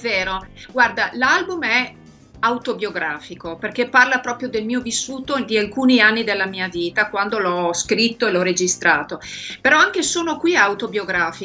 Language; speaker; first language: Italian; native; Italian